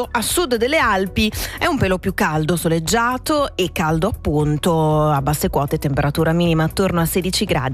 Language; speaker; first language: Italian; native; Italian